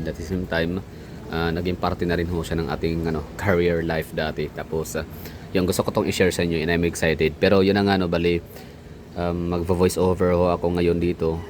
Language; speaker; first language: Filipino; native; Filipino